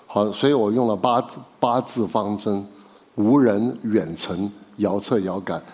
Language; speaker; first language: Chinese; native; Chinese